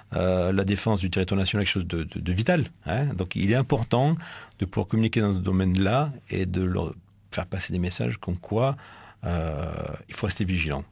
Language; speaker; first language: French; native; French